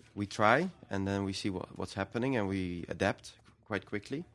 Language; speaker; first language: English; non-native, fluent; Dutch